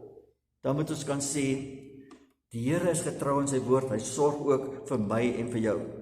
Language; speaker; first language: Afrikaans; native; Afrikaans